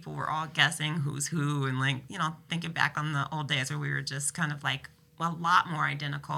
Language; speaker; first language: English; native; English